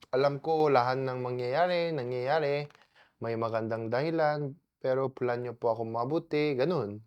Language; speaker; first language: Filipino; non-native, fluent; Korean